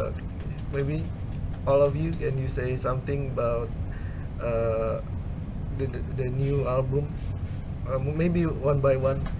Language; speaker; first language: English; non-native, learner; Indonesian